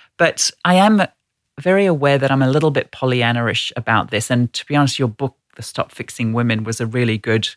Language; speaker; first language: English; native; English